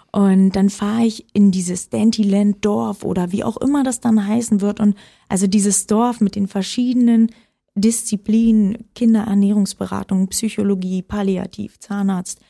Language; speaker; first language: German; native; German